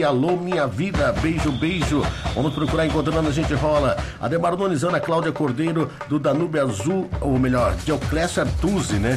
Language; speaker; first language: Portuguese; native; Portuguese